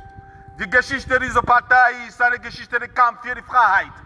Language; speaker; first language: German; non-native, fluent; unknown